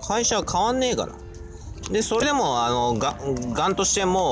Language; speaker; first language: Japanese; native; Japanese